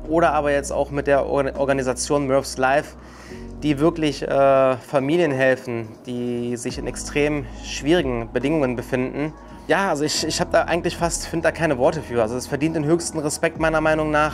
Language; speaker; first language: German; native; German